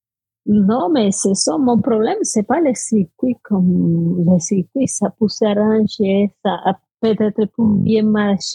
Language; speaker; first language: French; non-native, fluent; Spanish